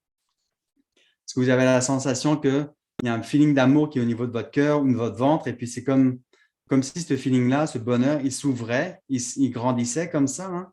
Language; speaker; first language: French; native; French